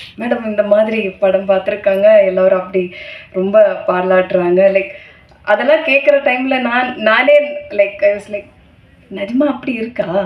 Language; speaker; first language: Tamil; non-native, fluent; Malayalam